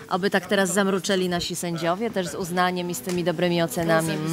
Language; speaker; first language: Polish; native; Polish